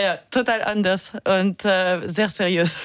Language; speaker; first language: German; non-native, learner; French